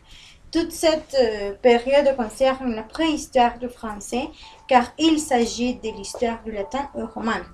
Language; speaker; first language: French; non-native, learner; Spanish